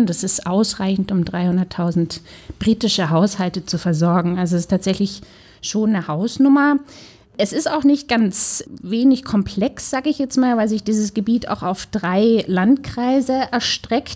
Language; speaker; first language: German; native; German